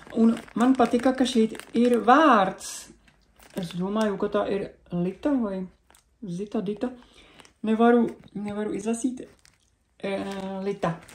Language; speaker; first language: Latvian; non-native, learner; Czech